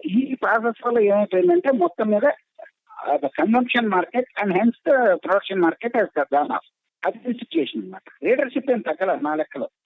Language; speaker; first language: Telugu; native; Telugu